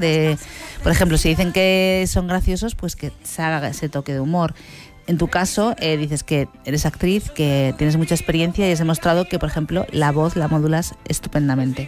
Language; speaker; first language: Spanish; native; Spanish